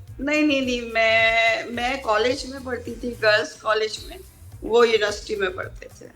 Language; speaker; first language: Urdu; native; Urdu